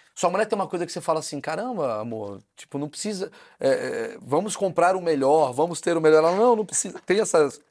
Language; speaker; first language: Portuguese; native; Portuguese